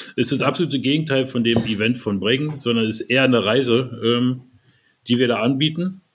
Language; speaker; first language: German; native; German